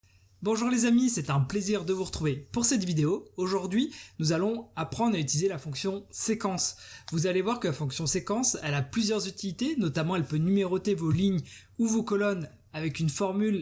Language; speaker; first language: French; native; French